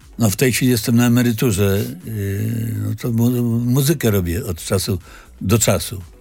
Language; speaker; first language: Polish; native; Polish